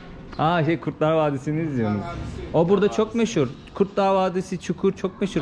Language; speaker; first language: Turkish; native; Turkish